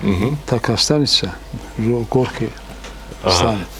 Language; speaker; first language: Russian; non-native, learner; Azerbaijani